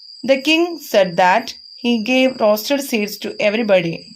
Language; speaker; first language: English; non-native, local second language; Malayalam